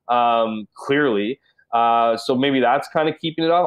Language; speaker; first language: English; native; English